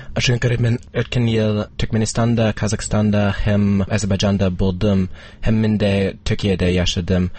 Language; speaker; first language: Tatar; non-native, fluent; English